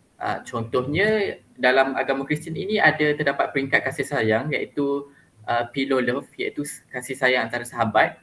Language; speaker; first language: Malay; native; Malay